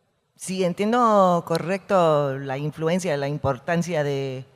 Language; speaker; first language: Spanish; non-native, fluent; English